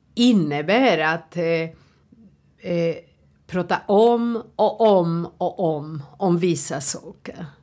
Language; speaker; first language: Swedish; non-native, fluent; Spanish